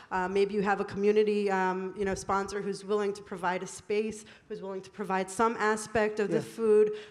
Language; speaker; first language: English; non-native, fluent; Hebrew